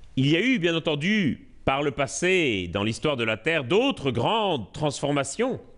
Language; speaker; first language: French; native; French